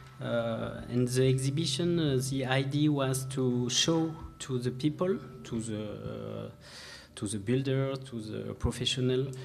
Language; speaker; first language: English; non-native, learner; French